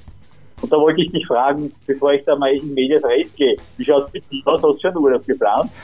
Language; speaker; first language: German; native; German